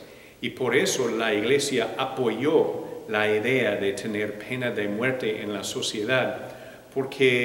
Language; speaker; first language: Spanish; non-native, fluent; English